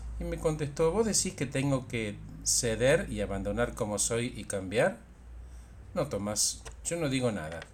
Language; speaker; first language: Spanish; native; Spanish